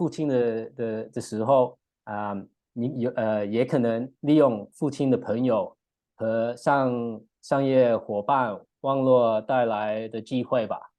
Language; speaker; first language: Chinese; early bilingual, heritage; English